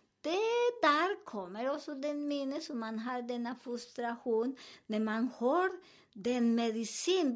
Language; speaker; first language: Swedish; non-native, fluent; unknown